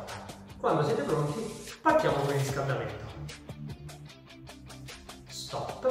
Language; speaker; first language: Italian; native; Italian